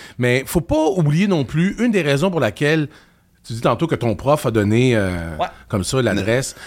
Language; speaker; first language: French; native; French